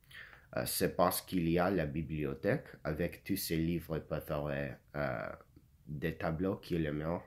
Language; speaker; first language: French; non-native, learner; English